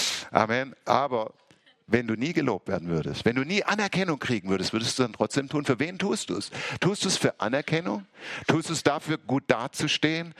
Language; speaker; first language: German; native; German